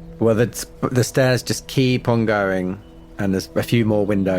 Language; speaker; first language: English; native; English